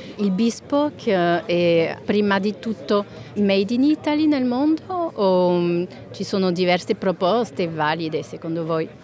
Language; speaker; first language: Italian; non-native, fluent; French